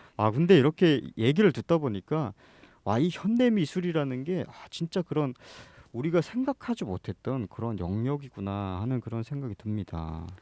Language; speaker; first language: Korean; native; Korean